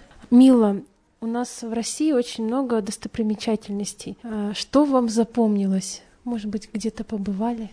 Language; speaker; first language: Russian; native; Russian